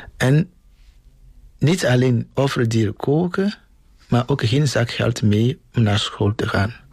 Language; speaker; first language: Dutch; non-native, fluent; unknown